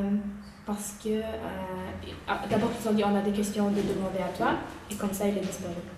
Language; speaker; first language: French; non-native, learner; Uyghur